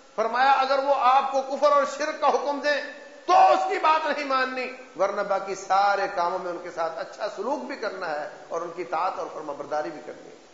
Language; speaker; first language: Urdu; native; Urdu